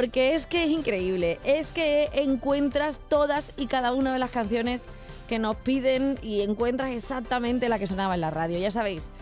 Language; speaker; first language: Spanish; native; Spanish